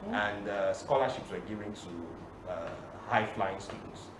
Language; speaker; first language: English; non-native, local second language; Yoruba